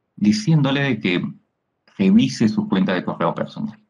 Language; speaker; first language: Spanish; native; Spanish